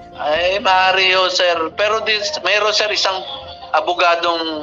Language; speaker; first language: Filipino; non-native, local second language; Bikol